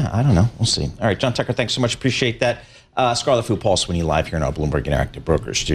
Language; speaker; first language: English; native; English